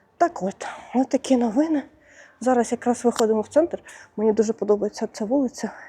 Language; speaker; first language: Ukrainian; non-native, local second language; Russian